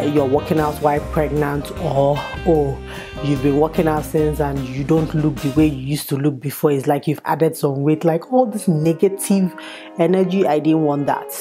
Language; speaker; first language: English; non-native, local second language; Igbo